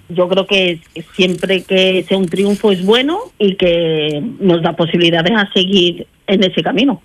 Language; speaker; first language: Spanish; early bilingual, heritage; English